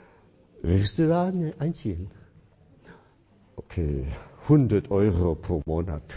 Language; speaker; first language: German; non-native, fluent; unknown